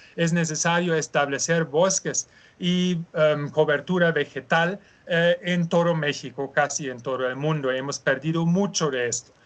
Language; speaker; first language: Spanish; non-native, fluent; German